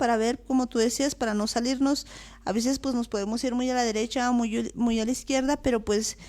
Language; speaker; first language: Spanish; native; Spanish